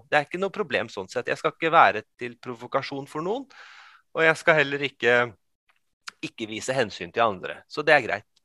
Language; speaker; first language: Norwegian; early bilingual, other home language; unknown